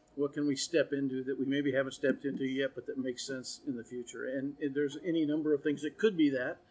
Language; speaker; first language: English; native; English